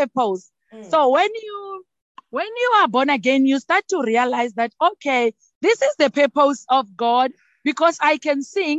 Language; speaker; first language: English; non-native, local second language; Northern Sotho